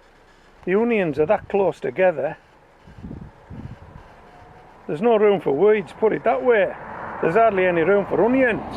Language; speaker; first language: English; native; English